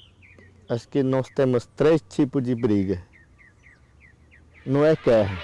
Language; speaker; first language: Portuguese; non-native, local second language; Yanomámi